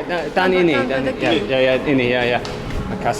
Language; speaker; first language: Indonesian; non-native, learner; English